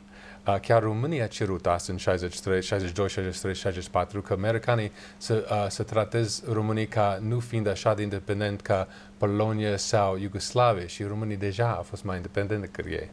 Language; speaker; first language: Romanian; non-native, learner; English